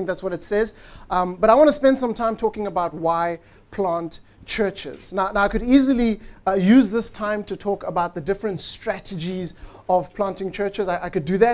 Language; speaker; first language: English; non-native, local second language; Tswana